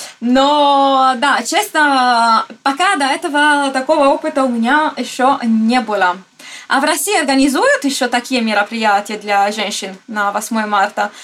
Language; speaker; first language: Russian; non-native, fluent; Italian